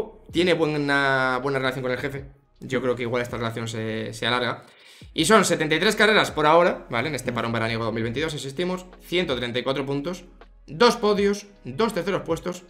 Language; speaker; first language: Spanish; native; Spanish